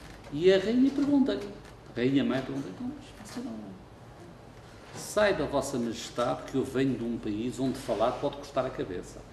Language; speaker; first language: Portuguese; native; Portuguese